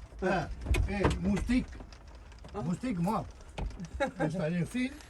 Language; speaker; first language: French; native; French